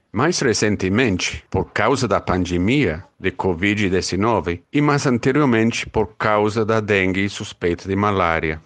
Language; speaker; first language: Portuguese; non-native, fluent; English